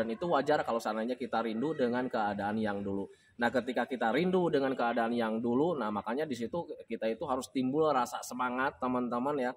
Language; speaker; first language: Indonesian; native; Indonesian